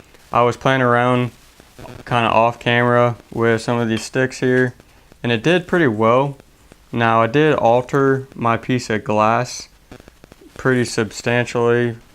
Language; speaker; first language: English; native; English